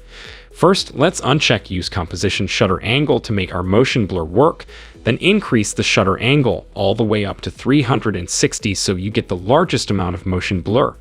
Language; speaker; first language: English; native; English